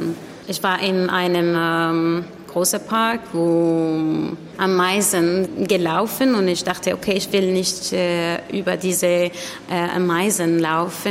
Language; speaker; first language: German; non-native, learner; Arabic